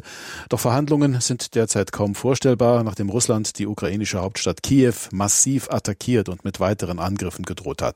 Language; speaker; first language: German; native; German